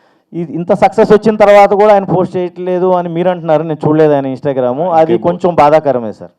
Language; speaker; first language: Telugu; native; Telugu